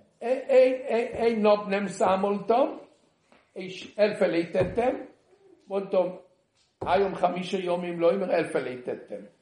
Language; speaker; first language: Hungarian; early bilingual, heritage; Hungarian